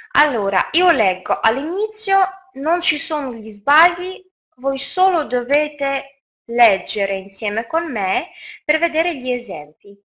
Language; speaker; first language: Italian; non-native, fluent; Russian